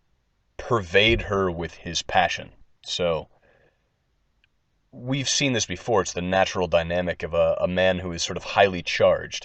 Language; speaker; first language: English; native; English